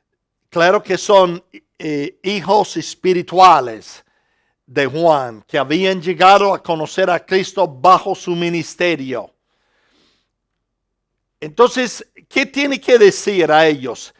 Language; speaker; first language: Spanish; non-native, fluent; English